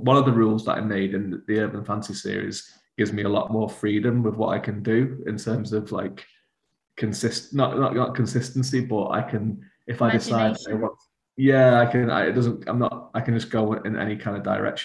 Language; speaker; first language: English; native; English